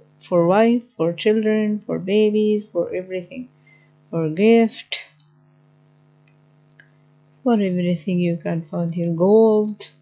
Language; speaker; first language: English; non-native, learner; Arabic